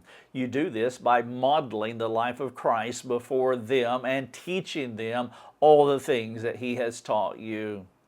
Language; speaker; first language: English; native; English